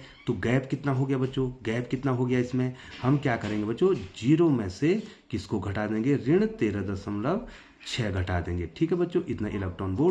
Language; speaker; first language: Hindi; native; Hindi